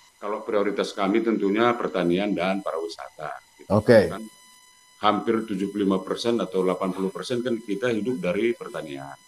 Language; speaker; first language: Indonesian; non-native, local second language; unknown